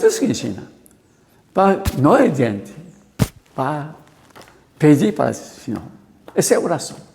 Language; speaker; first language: Portuguese; non-native, learner; Japanese